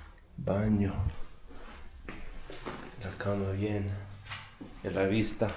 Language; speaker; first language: Spanish; non-native, learner; English